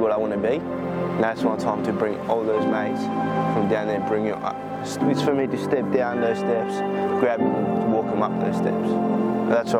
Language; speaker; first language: English; early bilingual, other home language; Greek